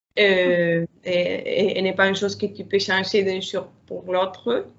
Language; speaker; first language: French; non-native, learner; Spanish